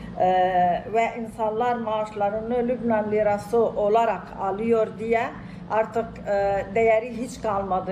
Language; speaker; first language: Turkish; non-native, fluent; Arabic